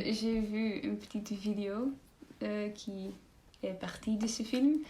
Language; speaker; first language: French; non-native, learner; Dutch